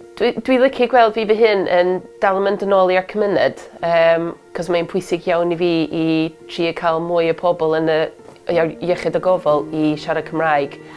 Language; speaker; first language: Welsh; non-native, fluent; English